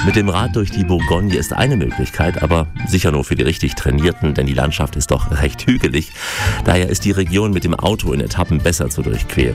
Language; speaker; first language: German; native; German